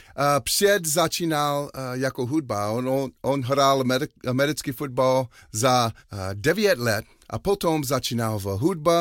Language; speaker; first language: Czech; non-native, learner; English